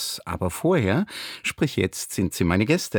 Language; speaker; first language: German; native; German